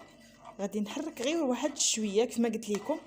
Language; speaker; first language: Arabic; native; Arabic